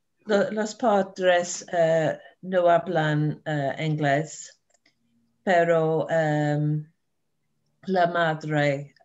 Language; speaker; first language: Spanish; non-native, learner; English